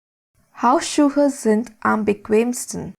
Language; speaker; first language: German; non-native, fluent; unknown